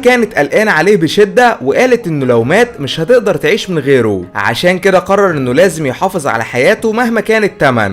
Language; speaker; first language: Arabic; native; Arabic